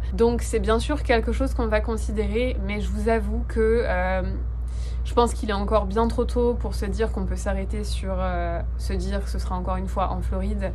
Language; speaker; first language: French; native; French